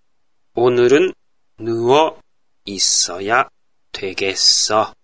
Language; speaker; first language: Korean; non-native, fluent; Japanese